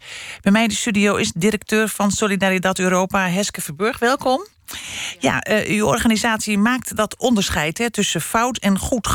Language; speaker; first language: Dutch; native; Dutch